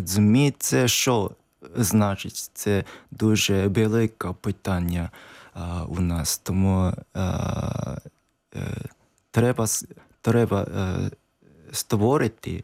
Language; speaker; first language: Ukrainian; non-native, learner; Japanese